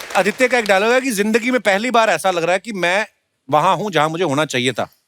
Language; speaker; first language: Hindi; non-native, local second language; Punjabi